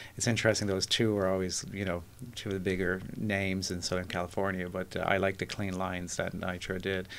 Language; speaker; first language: English; native; English